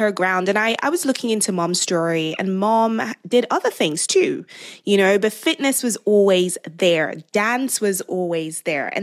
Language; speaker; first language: English; non-native, local second language; Yoruba